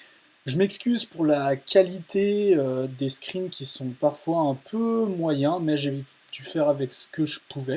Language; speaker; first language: French; native; French